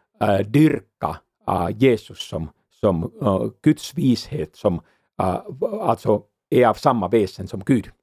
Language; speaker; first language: Swedish; non-native, fluent; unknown